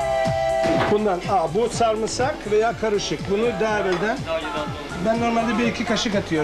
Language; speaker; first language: Turkish; non-native, fluent; English